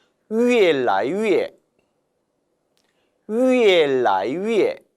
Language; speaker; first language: Chinese; non-native, fluent; Korean